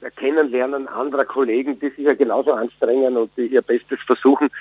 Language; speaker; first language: German; native; German